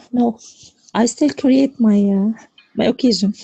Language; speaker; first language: English; non-native, learner; Arabic